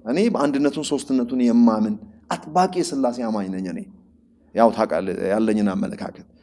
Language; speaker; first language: Amharic; non-native, local second language; Oromo